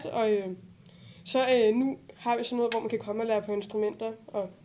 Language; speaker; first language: Danish; native; Danish